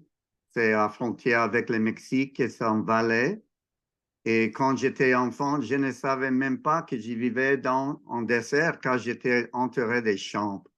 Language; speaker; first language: French; non-native, learner; English